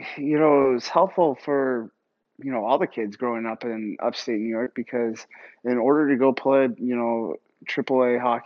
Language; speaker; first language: English; native; English